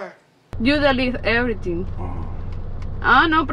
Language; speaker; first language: English; non-native, learner; Spanish